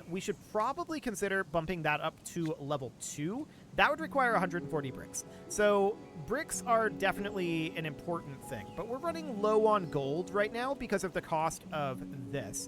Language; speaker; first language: English; native; English